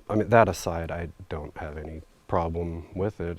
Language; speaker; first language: English; native; English